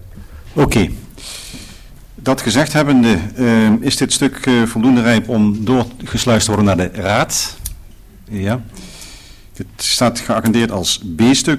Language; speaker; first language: Dutch; native; Dutch